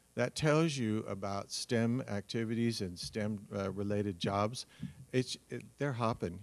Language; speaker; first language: English; native; English